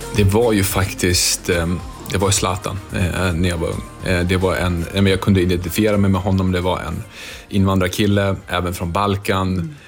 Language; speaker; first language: Swedish; early bilingual, other home language; Bosnian